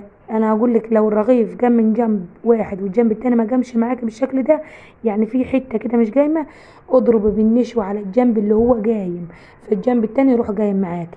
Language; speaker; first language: Arabic; native; Arabic